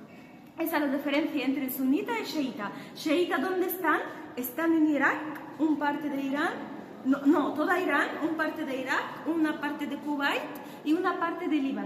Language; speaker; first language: Spanish; non-native, fluent; Arabic